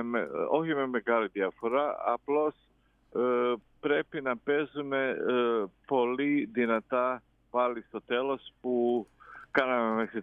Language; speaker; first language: Greek; non-native, fluent; Croatian